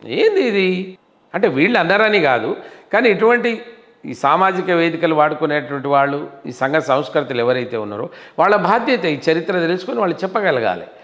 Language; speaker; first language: Telugu; non-native, local second language; Lambadi